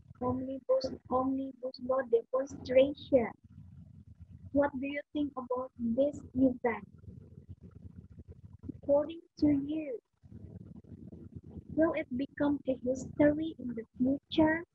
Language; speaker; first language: English; non-native, fluent; Indonesian